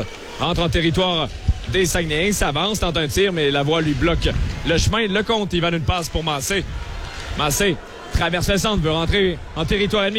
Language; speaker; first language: French; native; French